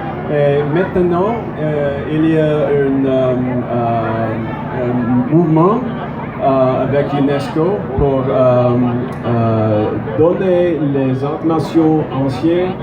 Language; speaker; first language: French; non-native, learner; English